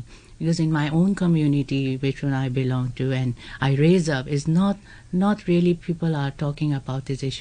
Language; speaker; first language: English; non-native, local second language; Urdu